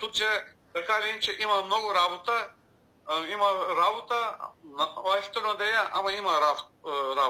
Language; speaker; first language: Bulgarian; non-native, local second language; Turkish